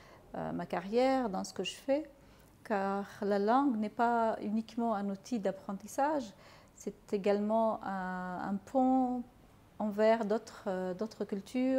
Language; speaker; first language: French; non-native, fluent; Arabic